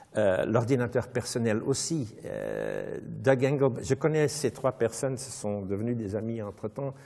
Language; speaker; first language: French; non-native, local second language; Dutch